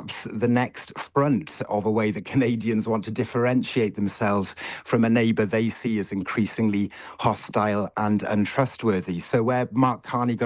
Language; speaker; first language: English; native; English